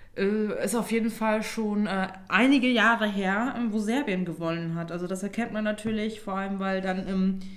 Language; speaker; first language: German; native; German